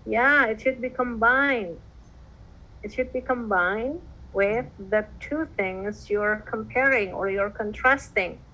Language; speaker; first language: English; non-native, fluent; Indonesian